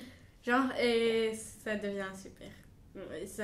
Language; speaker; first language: French; non-native, fluent; Bulgarian